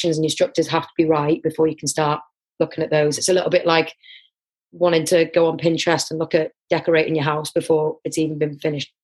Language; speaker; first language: English; native; English